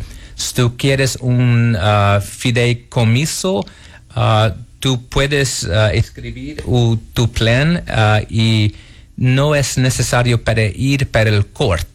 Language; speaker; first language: Spanish; non-native, learner; Portuguese